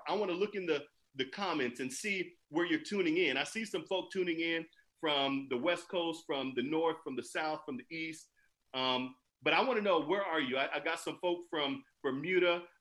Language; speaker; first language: English; native; English